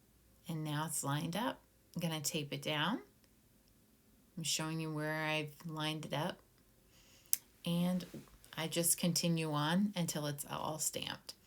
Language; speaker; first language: English; native; English